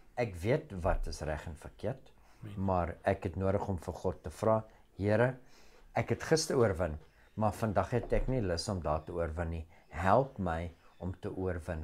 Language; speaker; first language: Afrikaans; non-native, local second language; English